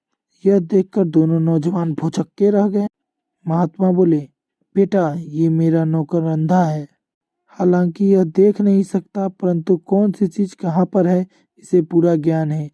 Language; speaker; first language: Hindi; native; Hindi